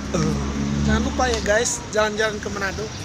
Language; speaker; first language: Indonesian; non-native, local second language; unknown